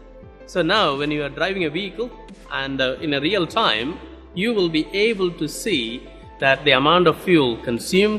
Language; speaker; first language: English; non-native, fluent; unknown